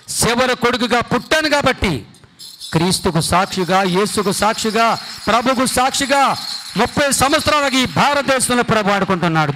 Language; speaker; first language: Telugu; non-native, local second language; Koya